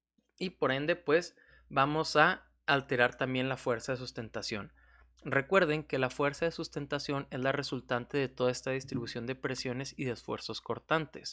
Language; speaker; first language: Spanish; native; Spanish